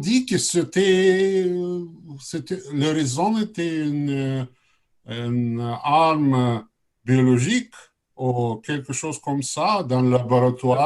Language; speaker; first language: French; non-native, learner; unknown